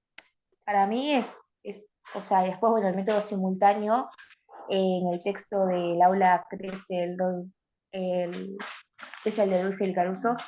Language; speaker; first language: Spanish; native; Spanish